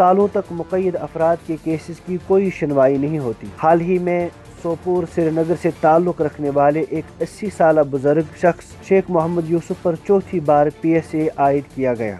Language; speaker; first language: Urdu; non-native, local second language; Kashmiri